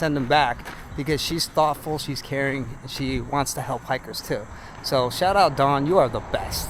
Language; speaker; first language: English; native; English